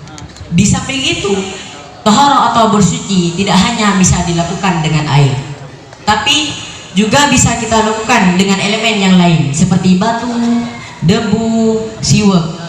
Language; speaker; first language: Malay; non-native, local second language; Madurese